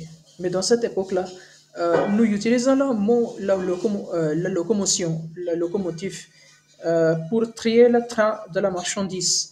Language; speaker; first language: French; non-native, learner; Hindi